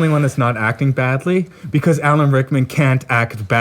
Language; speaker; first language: English; native; English